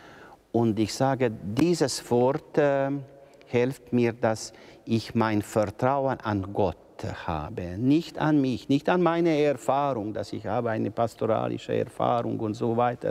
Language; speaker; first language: German; non-native, local second language; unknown